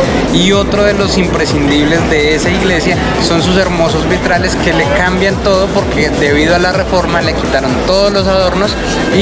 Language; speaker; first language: Spanish; native; Spanish